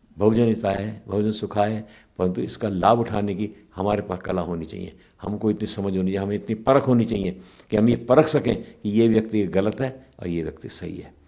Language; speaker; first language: Hindi; native; Hindi